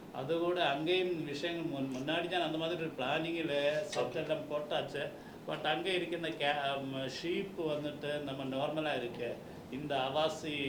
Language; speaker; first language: Tamil; non-native, learner; Malayalam